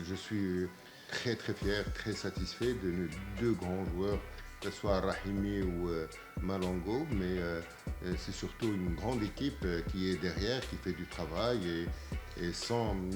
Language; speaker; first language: French; non-native, local second language; Arabic